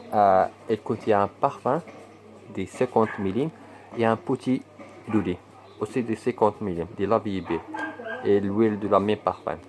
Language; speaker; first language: French; non-native, learner; Arabic